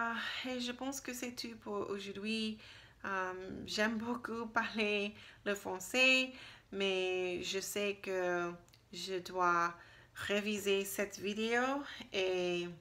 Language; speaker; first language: French; non-native, learner; English